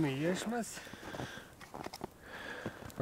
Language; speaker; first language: English; non-native, learner; Latvian